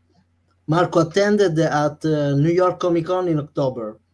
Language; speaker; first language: English; non-native, learner; Italian